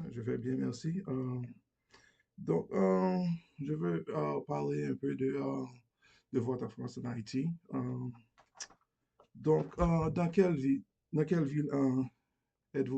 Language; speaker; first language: French; non-native, learner; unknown